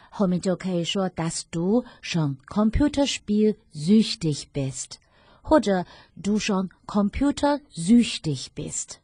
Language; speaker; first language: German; non-native, fluent; Chinese